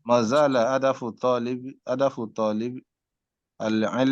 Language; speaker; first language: Arabic; non-native, fluent; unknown